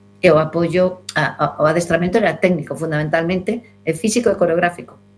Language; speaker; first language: Galician; non-native, local second language; Spanish